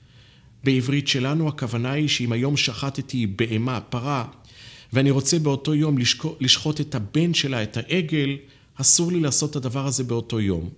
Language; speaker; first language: Hebrew; native; Hebrew